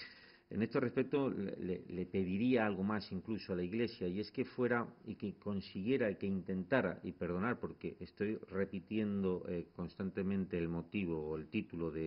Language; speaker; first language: Spanish; native; Spanish